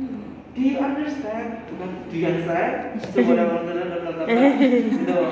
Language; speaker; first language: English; non-native, fluent; Indonesian